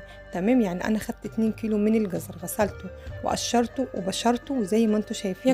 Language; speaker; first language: Arabic; native; Arabic